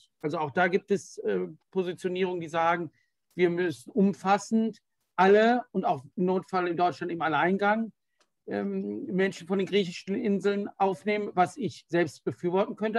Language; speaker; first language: German; native; German